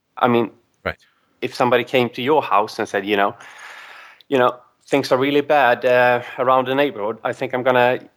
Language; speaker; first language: English; non-native, fluent; Swedish